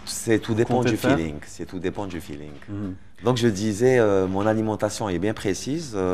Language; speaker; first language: French; non-native, local second language; Arabic